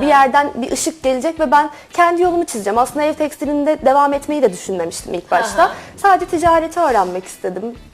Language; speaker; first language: Turkish; native; Turkish